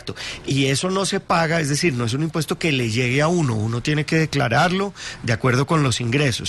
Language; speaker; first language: Spanish; native; Spanish